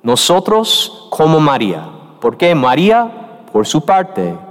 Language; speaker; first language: Spanish; non-native, learner; English